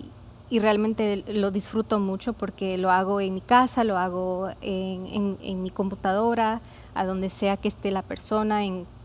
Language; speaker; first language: Spanish; early bilingual, heritage; Spanish